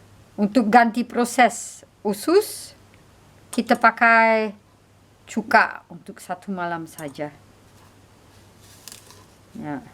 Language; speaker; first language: Indonesian; non-native, fluent; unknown